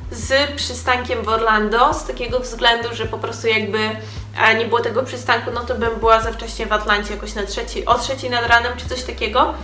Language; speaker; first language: Polish; native; Polish